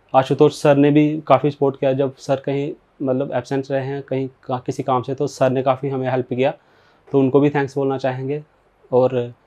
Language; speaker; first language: Hindi; native; Hindi